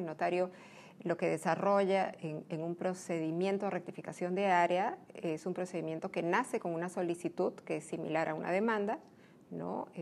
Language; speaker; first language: Spanish; native; Spanish